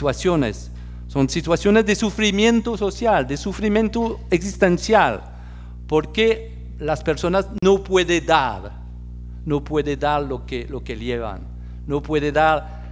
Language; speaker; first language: Spanish; non-native, fluent; French